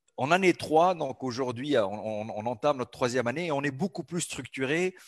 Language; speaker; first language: French; non-native, local second language; Arabic